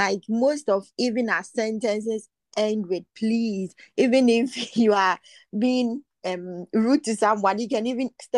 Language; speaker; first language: English; non-native, local second language; Akan